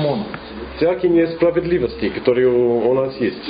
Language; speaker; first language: Russian; non-native, fluent; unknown